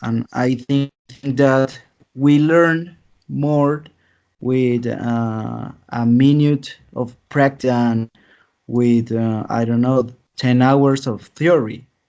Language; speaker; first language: English; non-native, learner; Spanish